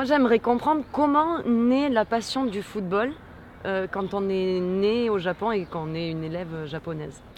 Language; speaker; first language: French; native; French